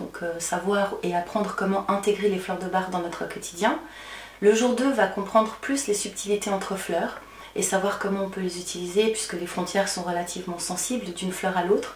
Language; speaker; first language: French; native; French